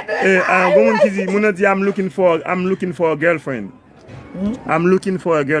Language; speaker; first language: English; non-native, learner; Haitian Creole